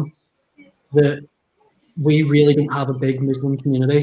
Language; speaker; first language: English; native; English